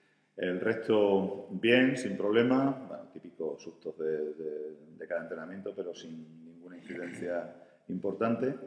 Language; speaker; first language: Spanish; native; Spanish